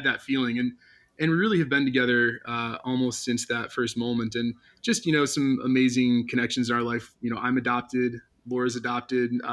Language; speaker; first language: English; native; English